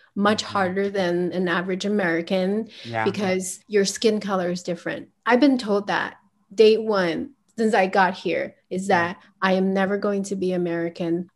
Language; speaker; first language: English; early bilingual, other home language; Chinese